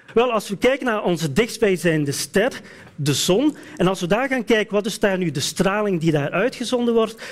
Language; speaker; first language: Dutch; native; Dutch